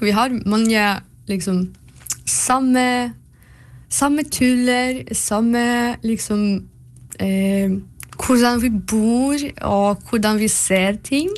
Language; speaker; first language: Norwegian; non-native, fluent; Russian